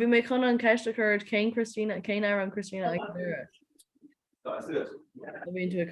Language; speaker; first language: Irish; non-native, local second language; English